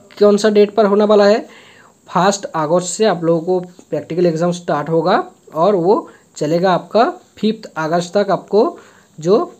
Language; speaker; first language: Hindi; non-native, local second language; Bangla